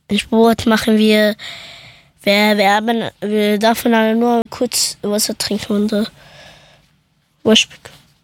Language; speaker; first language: German; early bilingual, other home language; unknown